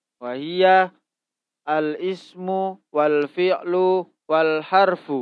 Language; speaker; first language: Arabic; non-native, learner; Indonesian